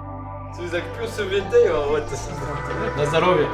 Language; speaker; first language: Russian; non-native, learner; French